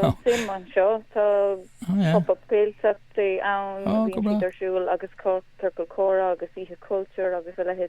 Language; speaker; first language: Irish; non-native, local second language; English